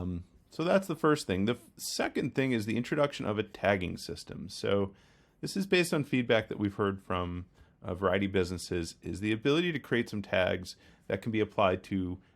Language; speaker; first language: English; native; English